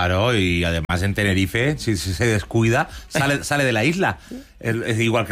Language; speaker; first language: Spanish; native; Spanish